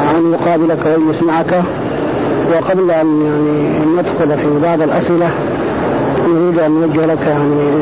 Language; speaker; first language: Arabic; native; Arabic